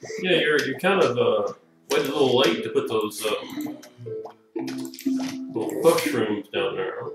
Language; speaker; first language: English; native; English